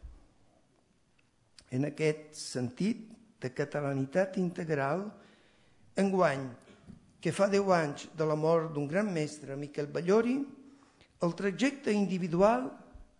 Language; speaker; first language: Catalan; non-native, fluent; Italian